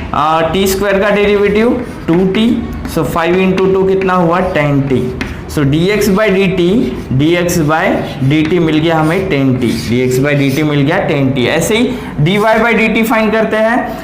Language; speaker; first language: Hindi; native; Hindi